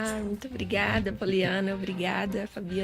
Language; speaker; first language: Portuguese; native; Portuguese